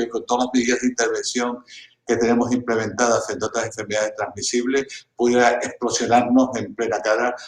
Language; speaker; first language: Spanish; native; Spanish